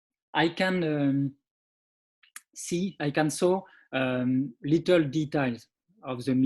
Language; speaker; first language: English; non-native, learner; French